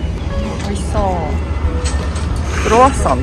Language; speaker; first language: Japanese; native; Japanese